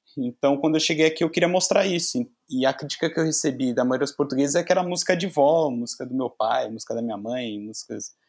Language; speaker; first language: Portuguese; native; Portuguese